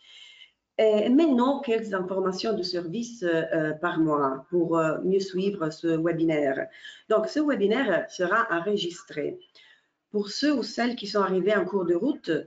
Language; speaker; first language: French; non-native, fluent; Italian